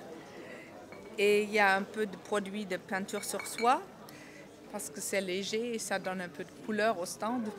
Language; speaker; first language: French; non-native, fluent; German